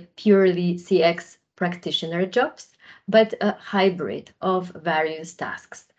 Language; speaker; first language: English; non-native, fluent; Polish